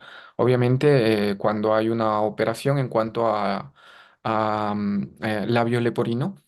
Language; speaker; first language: Spanish; native; Spanish